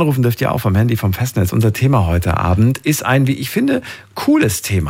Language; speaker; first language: German; native; German